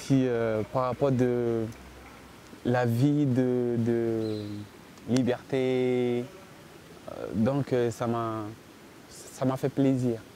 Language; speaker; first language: French; non-native, learner; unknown